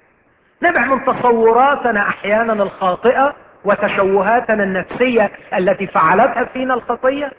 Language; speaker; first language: Arabic; native; Arabic